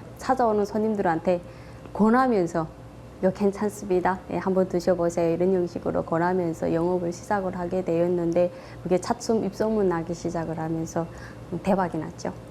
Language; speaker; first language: Korean; native; Korean